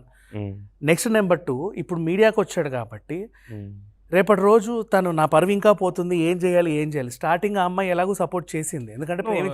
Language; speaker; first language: Telugu; native; Telugu